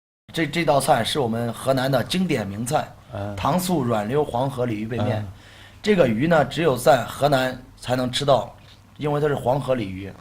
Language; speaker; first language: Chinese; native; Chinese